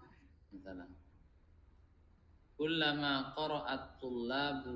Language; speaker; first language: Arabic; non-native, fluent; Indonesian